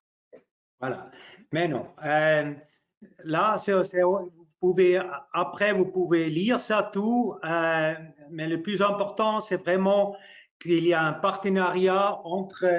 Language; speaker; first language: French; non-native, local second language; German